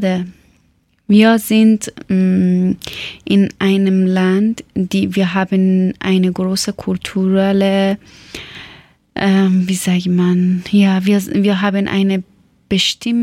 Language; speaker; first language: German; non-native, learner; Persian